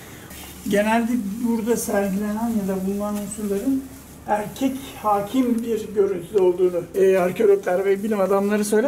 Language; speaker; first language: Turkish; native; Turkish